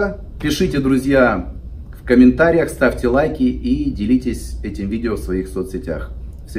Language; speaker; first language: Russian; native; Russian